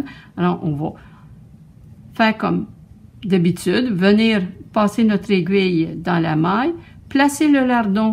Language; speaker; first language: French; native; French